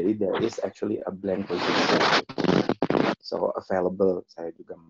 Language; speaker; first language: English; non-native, fluent; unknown